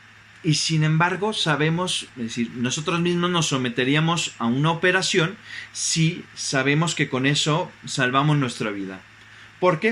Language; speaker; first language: Spanish; native; Spanish